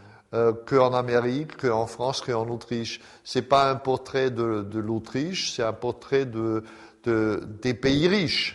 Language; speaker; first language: French; non-native, fluent; German